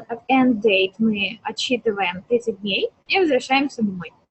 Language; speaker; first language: Russian; native; Russian